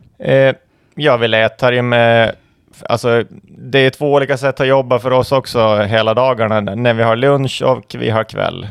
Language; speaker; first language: Swedish; native; Swedish